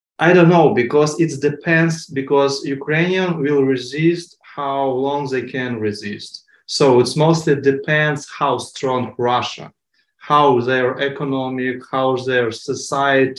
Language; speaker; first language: English; non-native, learner; Ukrainian